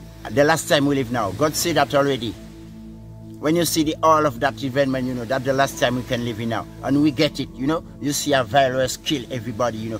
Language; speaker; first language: English; non-native, learner; French